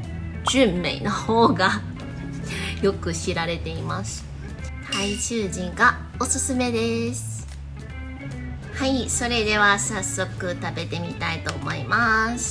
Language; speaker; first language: Japanese; non-native, fluent; Chinese